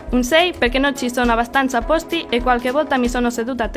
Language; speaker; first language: Italian; non-native, learner; Catalan